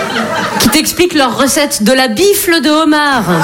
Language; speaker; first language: French; native; French